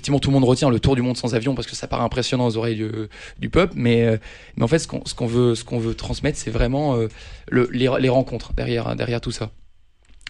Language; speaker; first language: French; native; French